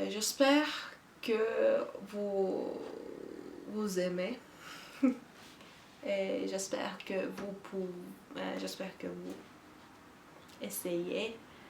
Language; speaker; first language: French; non-native, learner; Turkish